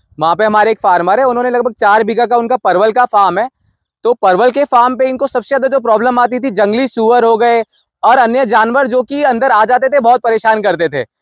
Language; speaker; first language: Hindi; native; Hindi